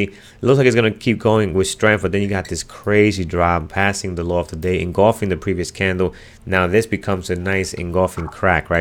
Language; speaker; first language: English; native; English